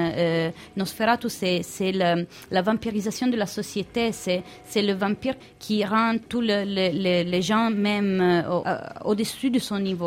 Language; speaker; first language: French; non-native, fluent; Italian